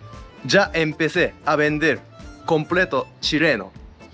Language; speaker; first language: Spanish; non-native, learner; Japanese